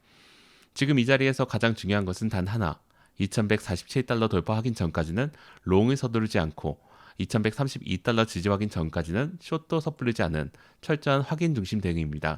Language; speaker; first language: Korean; native; Korean